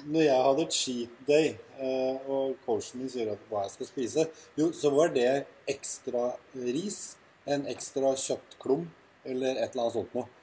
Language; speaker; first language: Norwegian; non-native, fluent; Swedish